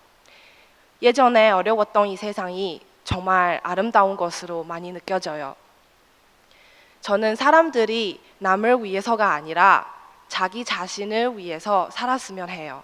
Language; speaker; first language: Korean; non-native, fluent; Chinese